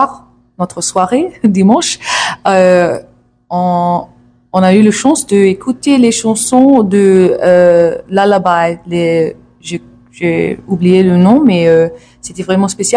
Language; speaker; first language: French; non-native, learner; English